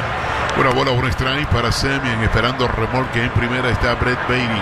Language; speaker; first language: Spanish; native; Spanish